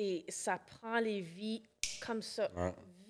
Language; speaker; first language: French; non-native, local second language; English